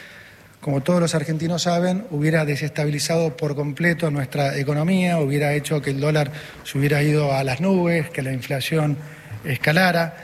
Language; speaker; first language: Spanish; native; Spanish